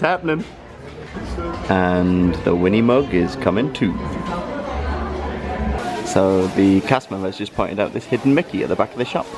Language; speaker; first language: English; native; English